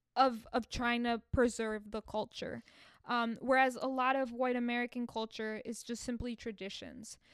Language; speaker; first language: English; early bilingual, other home language; Spanish